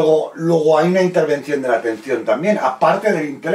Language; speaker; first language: Spanish; native; Spanish